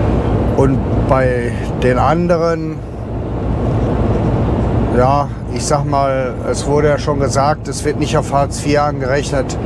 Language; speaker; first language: German; native; German